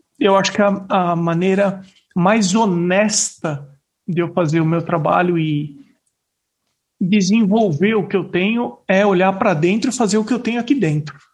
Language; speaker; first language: Portuguese; native; Portuguese